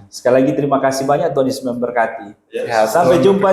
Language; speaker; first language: Indonesian; native; Indonesian